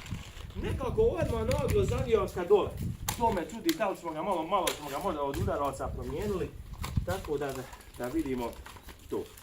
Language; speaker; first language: Bosnian; native; Bosnian